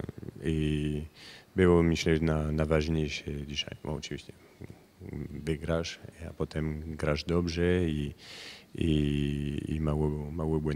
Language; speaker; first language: Polish; non-native, learner; French